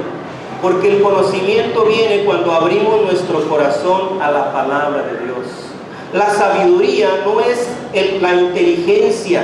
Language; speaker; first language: Spanish; native; Spanish